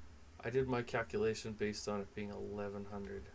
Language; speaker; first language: English; native; English